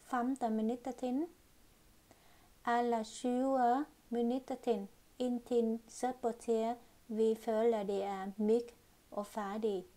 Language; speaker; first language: Norwegian; non-native, learner; Vietnamese